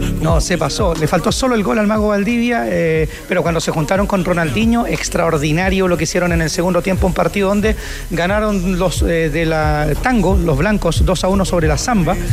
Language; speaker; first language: Spanish; native; Spanish